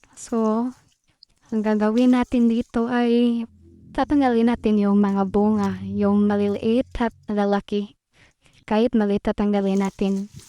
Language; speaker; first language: Filipino; non-native, local second language; Cebuano